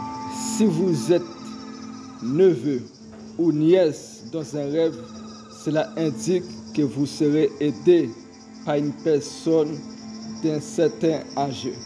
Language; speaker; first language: French; non-native, local second language; Haitian Creole